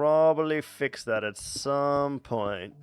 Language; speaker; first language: English; native; English